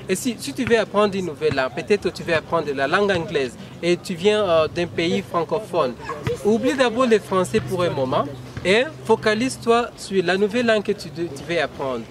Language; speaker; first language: French; non-native, local second language; Swahili